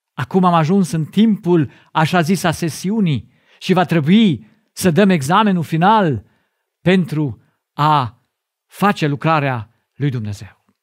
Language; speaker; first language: Romanian; non-native, fluent; German